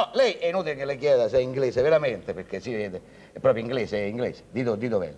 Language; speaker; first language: Italian; native; Italian